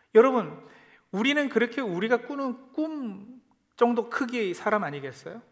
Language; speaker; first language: Korean; early bilingual, heritage; Korean